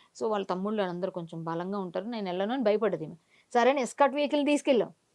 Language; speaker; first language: Telugu; native; Telugu